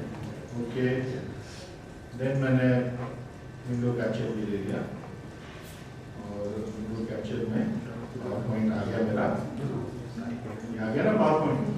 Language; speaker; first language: Hindi; native; Hindi